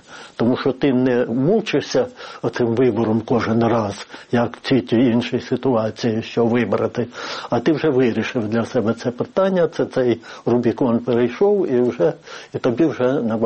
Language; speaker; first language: Ukrainian; native; Ukrainian